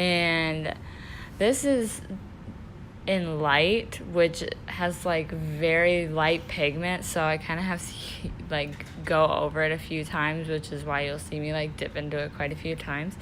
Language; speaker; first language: English; native; English